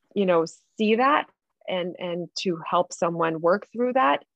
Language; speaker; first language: English; non-native, fluent; Russian